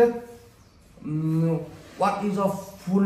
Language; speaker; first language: English; non-native, learner; Vietnamese